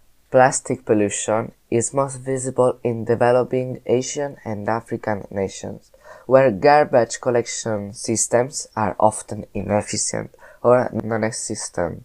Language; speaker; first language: English; non-native, learner; Italian